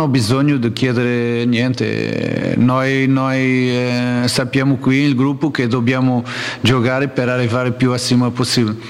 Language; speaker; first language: Italian; non-native, learner; Portuguese